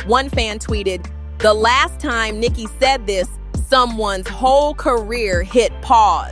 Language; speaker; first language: English; native; English